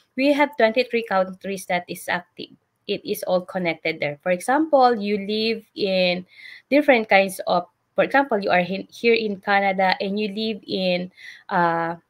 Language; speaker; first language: English; non-native, local second language; Filipino